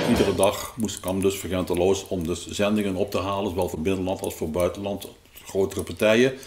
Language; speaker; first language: Dutch; native; Dutch